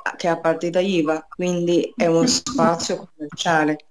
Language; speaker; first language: Italian; non-native, fluent; Chinese